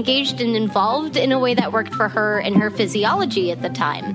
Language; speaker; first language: English; native; English